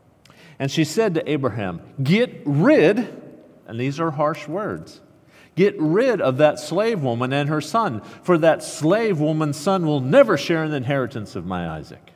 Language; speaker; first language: English; native; English